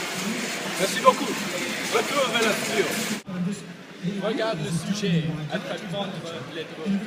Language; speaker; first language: French; non-native, learner; English